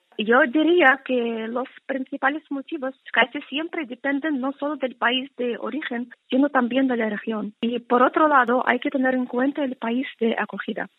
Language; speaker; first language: Spanish; non-native, fluent; Russian